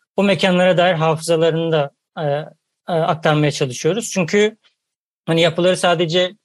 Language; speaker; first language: Turkish; native; Turkish